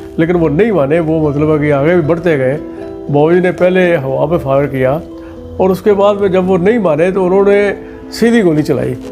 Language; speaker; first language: Hindi; non-native, local second language; Punjabi